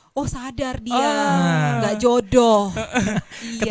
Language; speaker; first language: Indonesian; native; Indonesian